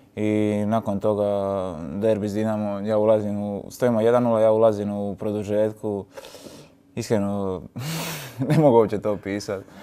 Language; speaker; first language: Croatian; native; Croatian